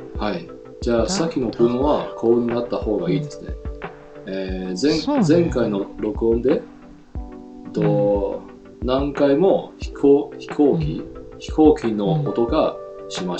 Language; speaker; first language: Japanese; non-native, fluent; Chinese